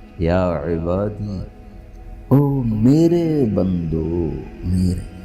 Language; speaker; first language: Urdu; non-native, local second language; Punjabi